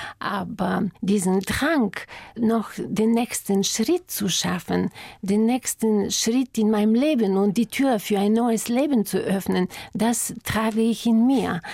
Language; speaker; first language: German; non-native, fluent; Bulgarian